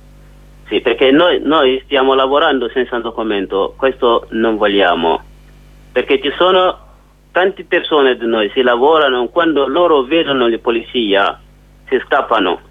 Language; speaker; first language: Italian; non-native, learner; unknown